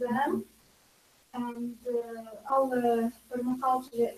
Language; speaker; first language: English; non-native, learner; Ukrainian